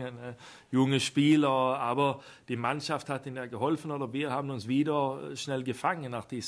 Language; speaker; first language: German; non-native, fluent; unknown